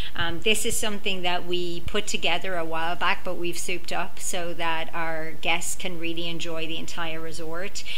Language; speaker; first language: English; native; English